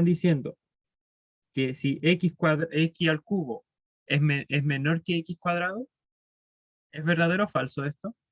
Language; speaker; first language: Spanish; native; Spanish